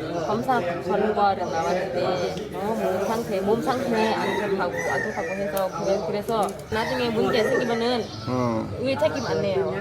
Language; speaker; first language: Korean; non-native, learner; Lao